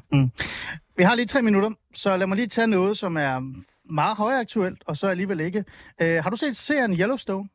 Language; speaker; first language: Danish; early bilingual, other home language; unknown